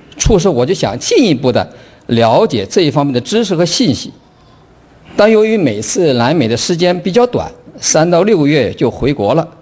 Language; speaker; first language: Chinese; native; Chinese